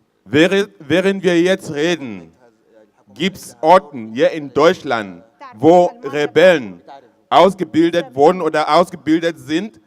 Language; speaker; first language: German; non-native, fluent; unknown